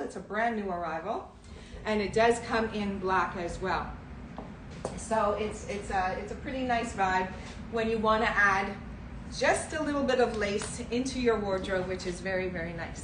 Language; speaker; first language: English; native; English